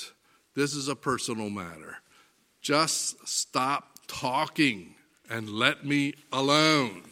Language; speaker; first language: English; native; English